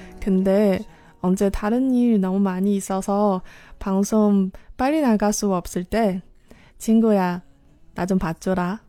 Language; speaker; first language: Korean; non-native, learner; Chinese